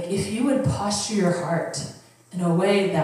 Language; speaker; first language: English; native; English